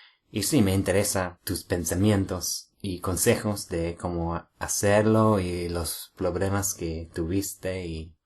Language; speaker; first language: Spanish; non-native, fluent; English